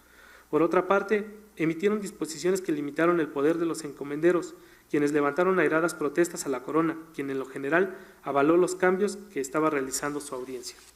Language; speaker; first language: Spanish; native; Spanish